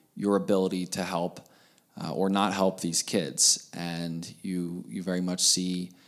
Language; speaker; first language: English; native; English